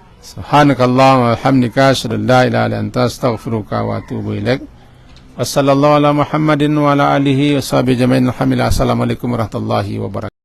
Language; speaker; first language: Malay; non-native, local second language; Minangkabau